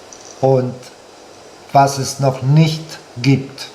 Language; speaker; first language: German; non-native, fluent; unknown